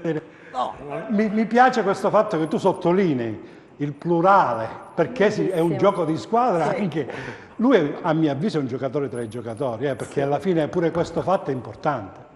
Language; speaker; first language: Italian; native; Italian